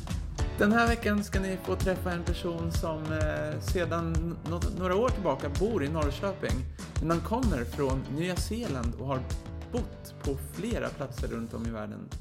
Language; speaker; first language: Swedish; native; Swedish